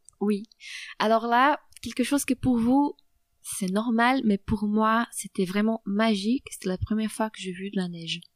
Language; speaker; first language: French; non-native, fluent; Portuguese